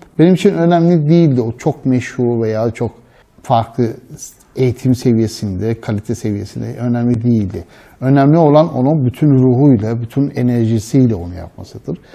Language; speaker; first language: Turkish; non-native, fluent; Persian